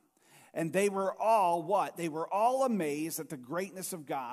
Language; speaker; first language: English; native; English